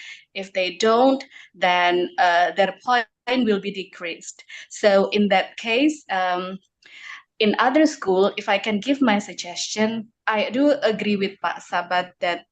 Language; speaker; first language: English; non-native, fluent; Indonesian